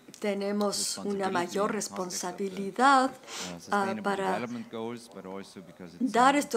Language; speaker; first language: Spanish; non-native, learner; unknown